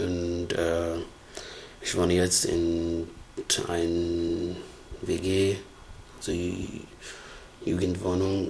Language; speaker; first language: German; non-native, learner; Somali